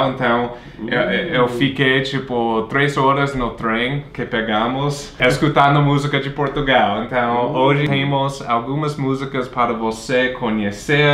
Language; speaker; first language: Portuguese; non-native, fluent; English